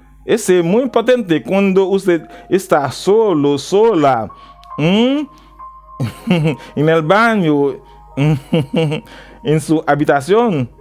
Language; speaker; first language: Spanish; non-native, learner; Haitian Creole